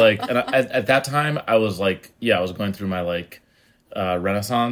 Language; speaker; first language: English; native; English